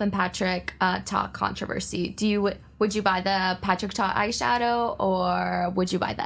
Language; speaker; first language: English; native; English